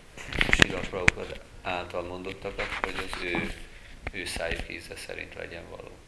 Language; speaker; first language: Hungarian; native; Hungarian